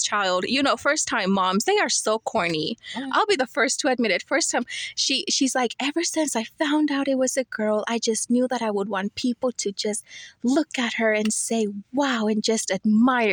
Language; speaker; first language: English; early bilingual, other home language; Spanish